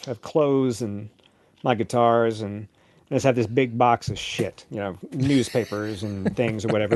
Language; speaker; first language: English; native; English